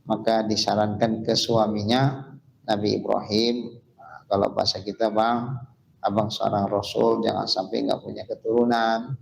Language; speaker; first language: Indonesian; native; Indonesian